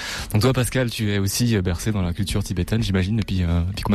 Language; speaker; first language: French; native; French